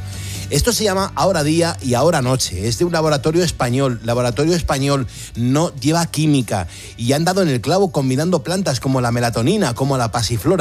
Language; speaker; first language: Spanish; native; Spanish